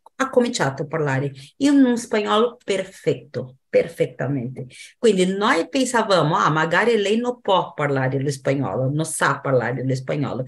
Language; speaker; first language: Italian; non-native, fluent; Portuguese